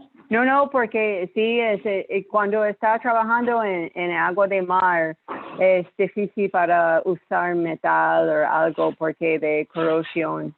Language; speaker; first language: Spanish; non-native, learner; English